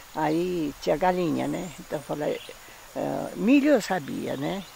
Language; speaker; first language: Portuguese; native; Portuguese